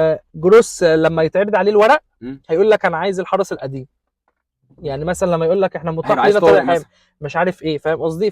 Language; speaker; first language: Arabic; native; Arabic